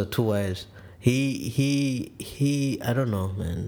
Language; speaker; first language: English; non-native, local second language; Ganda